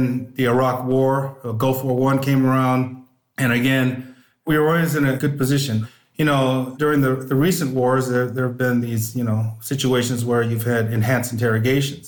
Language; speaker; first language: English; native; English